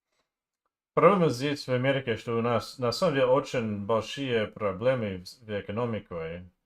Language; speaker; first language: Russian; non-native, learner; English